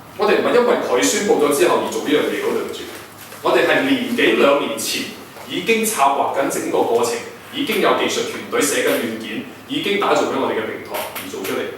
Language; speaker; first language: Cantonese; early bilingual, heritage; Cantonese